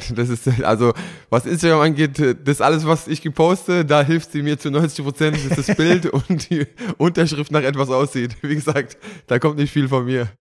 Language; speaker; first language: German; native; German